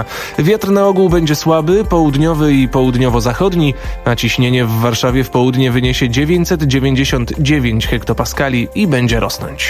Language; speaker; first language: Polish; native; Polish